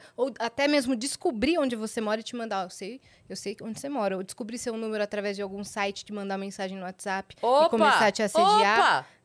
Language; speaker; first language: Portuguese; native; Portuguese